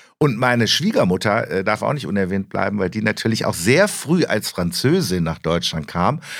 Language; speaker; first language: German; native; German